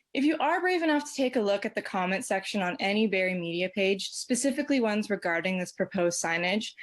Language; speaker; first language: English; native; English